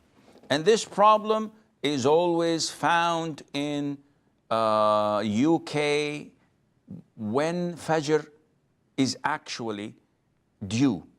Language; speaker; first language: English; non-native, fluent; Arabic